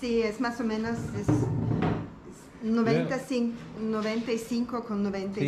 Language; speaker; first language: Spanish; non-native, learner; German